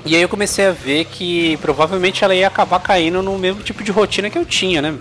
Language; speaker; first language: Portuguese; native; Portuguese